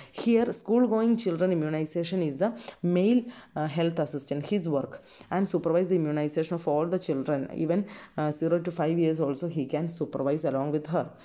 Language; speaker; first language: English; non-native, local second language; Malayalam